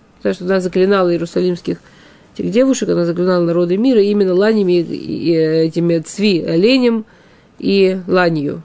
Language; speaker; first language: Russian; early bilingual, heritage; Russian